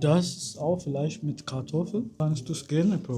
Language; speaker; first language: German; non-native, fluent; Amharic